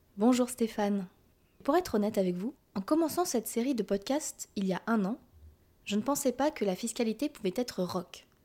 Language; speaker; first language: French; native; French